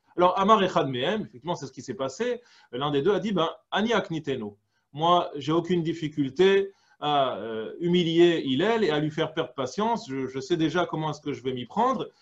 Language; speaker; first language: French; native; French